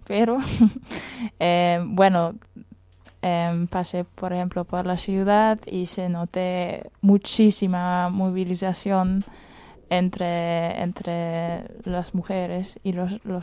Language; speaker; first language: Spanish; non-native, fluent; German